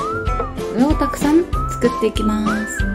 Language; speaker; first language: Japanese; native; Japanese